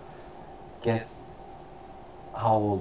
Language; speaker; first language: English; non-native, learner; Korean